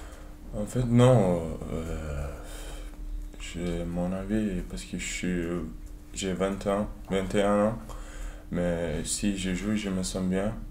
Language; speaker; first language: French; non-native, learner; Turkish